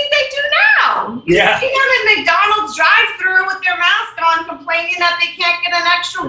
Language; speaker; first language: English; native; English